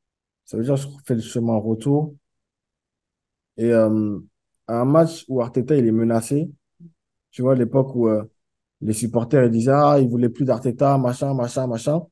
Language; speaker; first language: French; native; French